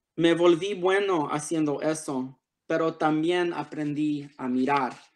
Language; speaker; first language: Spanish; early bilingual, heritage; Spanish